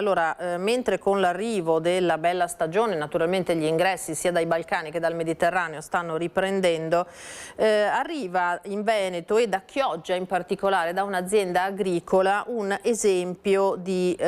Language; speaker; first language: Italian; native; Italian